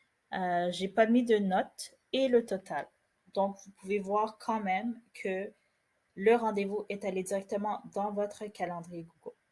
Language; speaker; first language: French; native; French